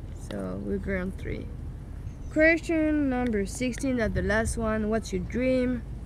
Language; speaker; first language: English; non-native, fluent; French